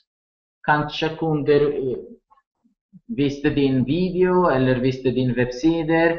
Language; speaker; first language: Norwegian; non-native, learner; Italian